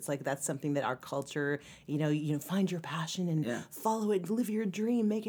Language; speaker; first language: English; native; English